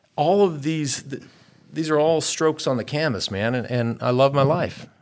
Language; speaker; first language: English; native; English